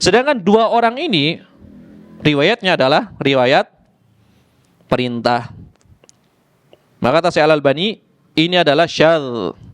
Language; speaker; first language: Indonesian; native; Indonesian